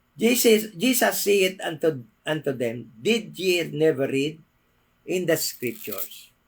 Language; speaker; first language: English; non-native, local second language; Filipino